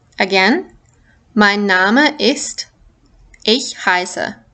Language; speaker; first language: German; non-native, fluent; English